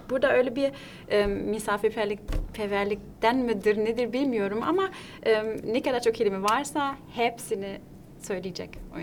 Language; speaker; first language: Turkish; non-native, fluent; German